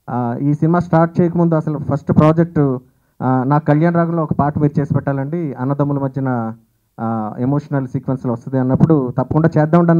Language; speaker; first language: Telugu; native; Telugu